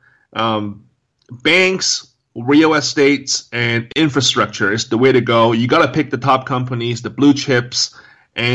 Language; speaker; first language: English; non-native, local second language; Cantonese